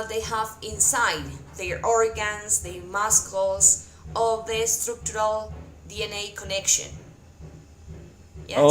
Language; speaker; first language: English; non-native, fluent; Spanish